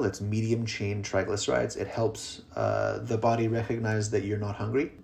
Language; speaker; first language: English; native; English